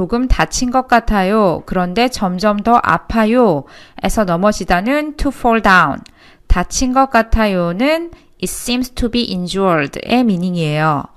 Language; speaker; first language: Korean; native; Korean